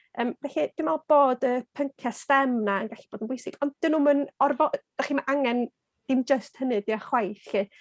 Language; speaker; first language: Welsh; native; Welsh